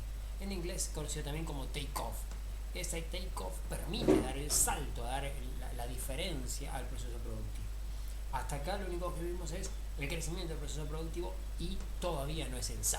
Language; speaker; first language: Spanish; native; Spanish